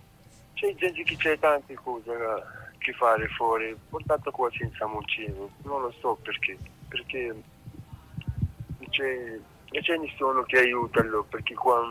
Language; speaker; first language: Italian; non-native, learner; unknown